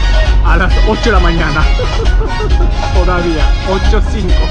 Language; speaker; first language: Spanish; non-native, learner; Japanese